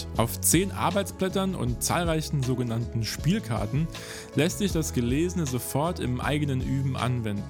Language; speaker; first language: German; native; German